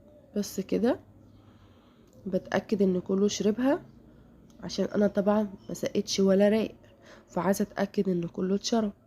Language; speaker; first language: Arabic; native; Arabic